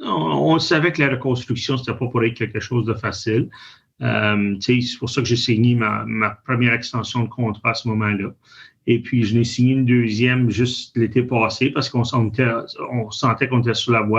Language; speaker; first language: French; native; French